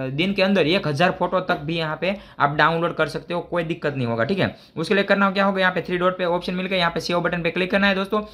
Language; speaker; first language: Hindi; non-native, local second language; Gujarati